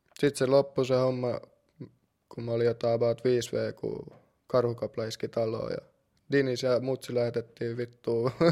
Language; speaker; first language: Finnish; early bilingual, other home language; Russian